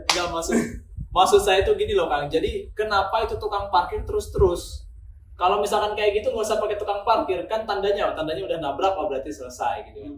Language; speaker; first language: Indonesian; non-native, local second language; Sundanese